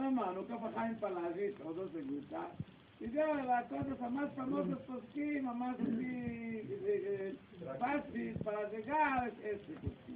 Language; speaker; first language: Spanish; non-native, learner; Hebrew